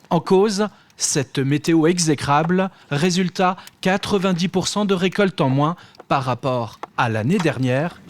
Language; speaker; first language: French; native; French